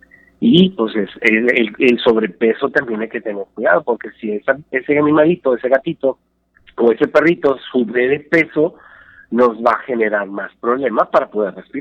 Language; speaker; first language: Spanish; native; Spanish